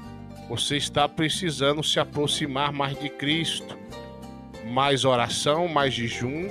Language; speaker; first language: Portuguese; native; Portuguese